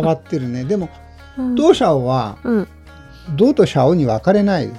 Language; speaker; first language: Japanese; native; Japanese